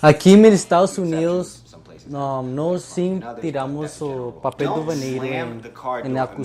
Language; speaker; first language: Portuguese; non-native, learner; Spanish